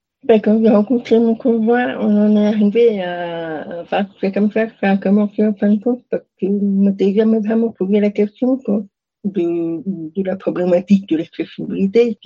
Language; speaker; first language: French; native; French